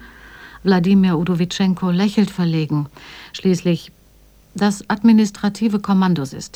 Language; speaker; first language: German; native; German